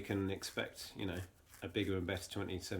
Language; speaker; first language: English; native; English